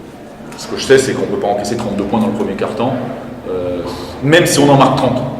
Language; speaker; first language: French; native; French